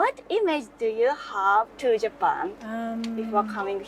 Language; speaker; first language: English; non-native, learner; Japanese